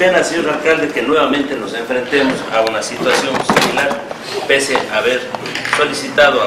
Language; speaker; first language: Spanish; native; Spanish